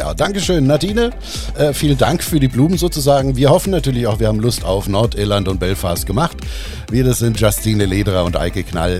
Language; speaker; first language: German; native; German